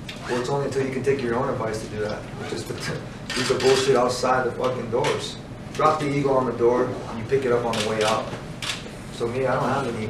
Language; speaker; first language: English; early bilingual, other home language; Spanish